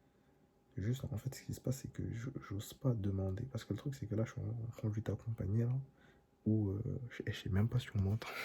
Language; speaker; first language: French; native; French